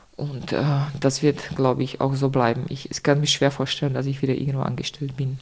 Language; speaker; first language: German; non-native, fluent; Czech